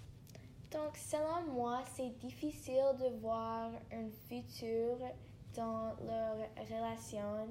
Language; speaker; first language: French; non-native, learner; English